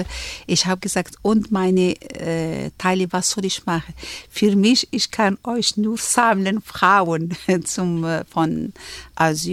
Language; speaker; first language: German; non-native, learner; Arabic